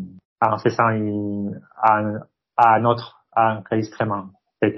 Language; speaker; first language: French; non-native, fluent; Spanish